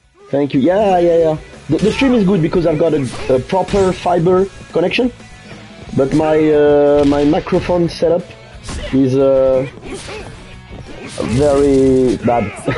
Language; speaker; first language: English; non-native, fluent; French